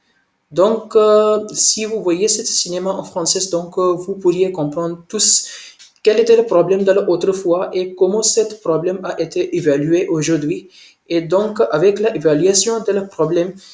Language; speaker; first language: French; non-native, learner; Hindi